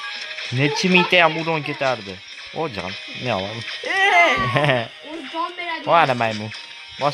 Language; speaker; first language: Turkish; non-native, learner; Uzbek